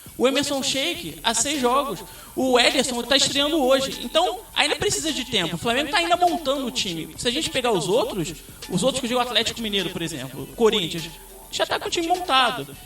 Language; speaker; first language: Portuguese; native; Portuguese